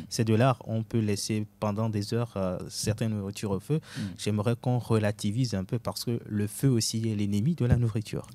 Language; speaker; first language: French; non-native, local second language; Ewe